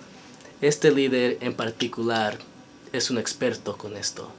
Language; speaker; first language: Spanish; non-native, learner; English